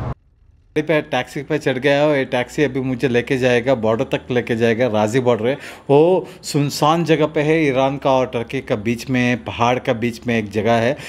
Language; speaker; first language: Hindi; non-native, local second language; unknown